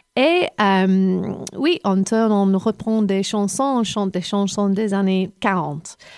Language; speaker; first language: French; non-native, fluent; English